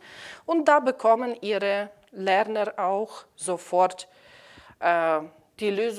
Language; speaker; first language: German; non-native, fluent; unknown